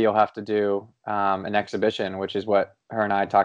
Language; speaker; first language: English; native; English